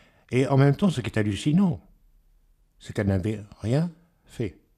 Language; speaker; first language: French; native; French